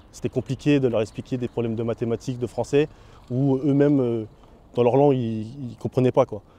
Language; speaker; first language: French; early bilingual, other home language; Vietnamese